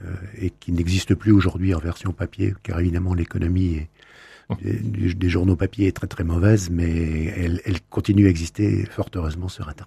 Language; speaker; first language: French; native; French